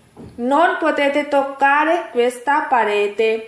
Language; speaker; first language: Italian; non-native, learner; Urdu